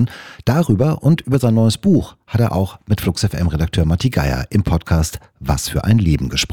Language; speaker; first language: German; native; German